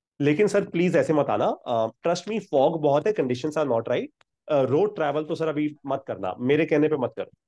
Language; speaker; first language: Hindi; native; Hindi